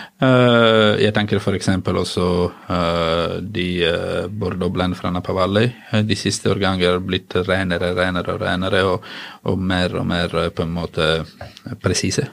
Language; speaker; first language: Norwegian; non-native, fluent; Italian